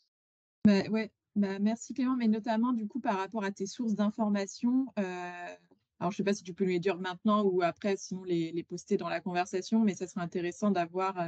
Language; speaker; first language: French; native; French